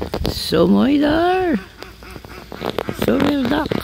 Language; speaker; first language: Dutch; non-native, learner; Filipino